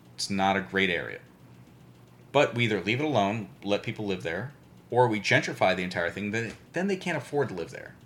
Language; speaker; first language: English; early bilingual, other home language; Albanian